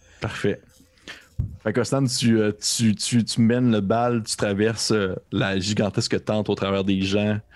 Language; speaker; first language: French; native; French